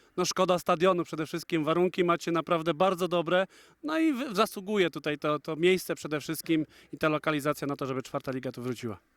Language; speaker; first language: Polish; native; Polish